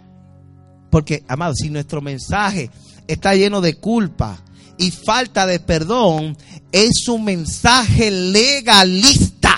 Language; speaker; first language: Spanish; native; Spanish